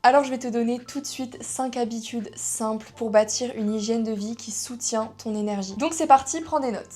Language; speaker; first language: French; native; French